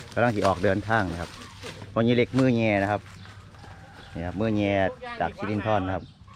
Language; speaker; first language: Thai; native; Thai